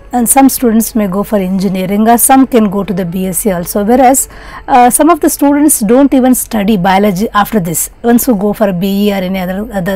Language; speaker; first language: English; non-native, local second language; Kannada